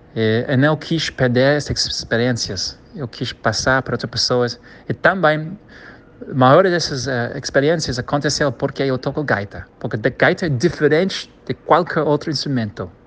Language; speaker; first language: Portuguese; non-native, learner; English